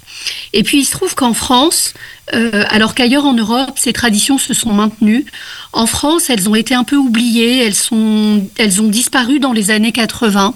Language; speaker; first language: French; native; French